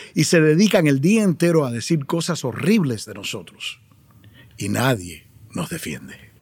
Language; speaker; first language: Spanish; early bilingual, heritage; Spanish